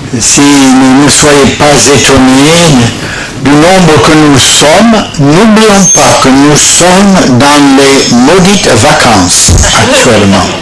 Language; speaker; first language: French; non-native, fluent; English